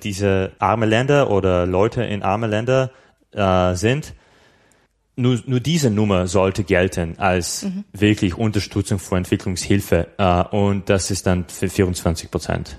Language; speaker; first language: German; non-native, fluent; Slovak